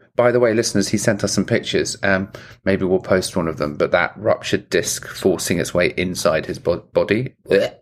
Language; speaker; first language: English; native; English